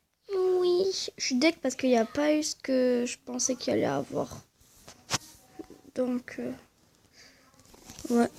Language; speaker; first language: French; native; French